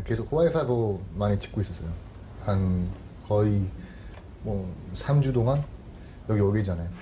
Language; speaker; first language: Korean; non-native, learner; English